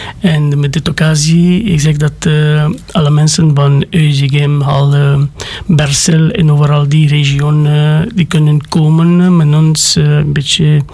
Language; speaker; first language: Dutch; non-native, learner; Romanian